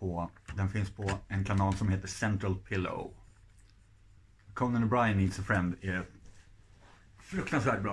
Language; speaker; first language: Swedish; native; Swedish